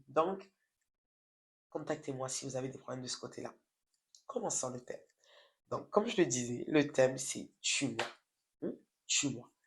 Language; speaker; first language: French; non-native, local second language; Wolof